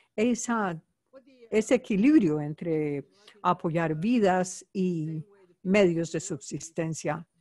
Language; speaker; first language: Spanish; non-native, fluent; Bulgarian